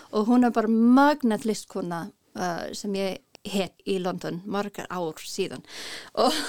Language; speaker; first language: Icelandic; non-native, learner; English